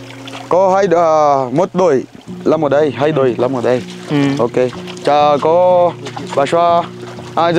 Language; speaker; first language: Vietnamese; non-native, learner; Portuguese